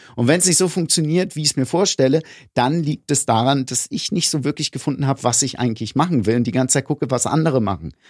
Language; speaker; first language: German; early bilingual, other home language; Greek